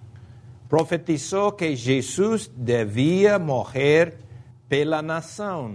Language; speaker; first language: Portuguese; non-native, fluent; Spanish